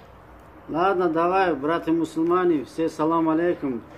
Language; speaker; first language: Russian; non-native, learner; Tajik